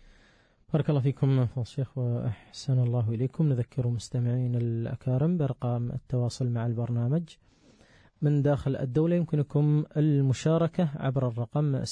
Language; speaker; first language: Arabic; native; Arabic